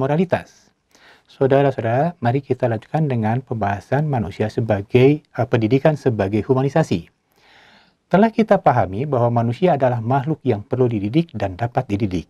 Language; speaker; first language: Indonesian; native; Indonesian